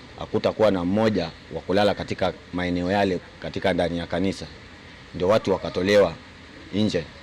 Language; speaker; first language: Swahili; non-native, local second language; Luo (Kenya and Tanzania)